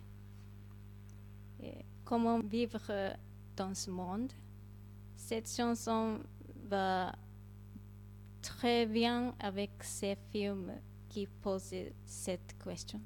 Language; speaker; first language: French; non-native, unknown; Japanese